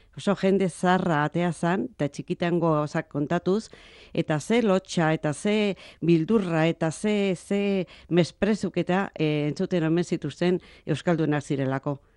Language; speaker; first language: Basque; non-native, local second language; Spanish